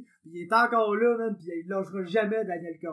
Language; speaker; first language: French; native; French